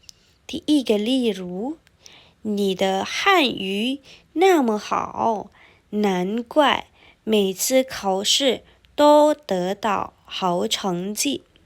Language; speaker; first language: Chinese; non-native, fluent; Indonesian